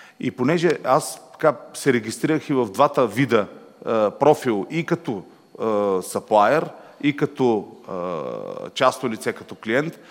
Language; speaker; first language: Bulgarian; native; Bulgarian